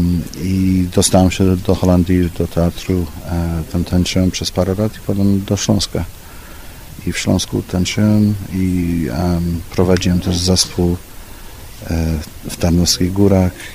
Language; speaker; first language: Polish; early bilingual, heritage; Polish